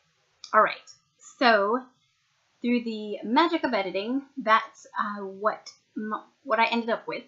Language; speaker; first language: English; native; English